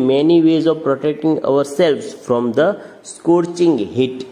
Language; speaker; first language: English; non-native, local second language; Gujarati